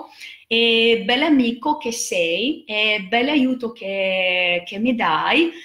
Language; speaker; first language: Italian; non-native, fluent; Russian